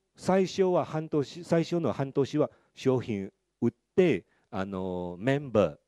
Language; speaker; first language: Japanese; non-native, fluent; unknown